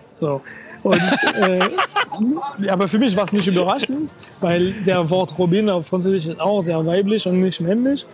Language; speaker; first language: German; non-native, fluent; French